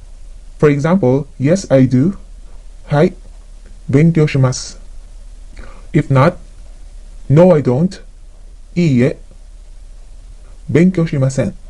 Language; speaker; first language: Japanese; non-native, fluent; Filipino